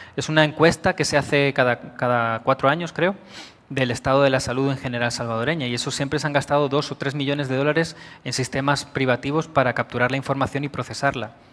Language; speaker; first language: Spanish; native; Spanish